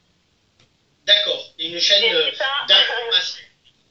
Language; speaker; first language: French; native; French